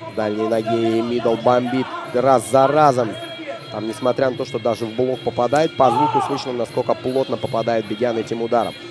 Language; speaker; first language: Russian; native; Russian